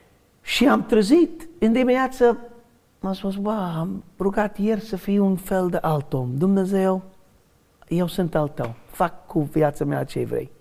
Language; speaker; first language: Romanian; non-native, learner; English